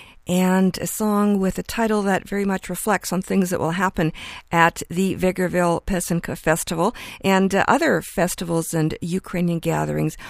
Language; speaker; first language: English; early bilingual, other home language; Ukrainian